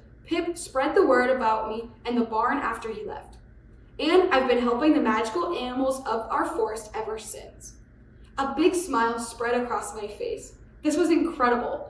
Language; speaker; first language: English; native; English